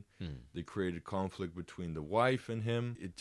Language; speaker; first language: English; native; English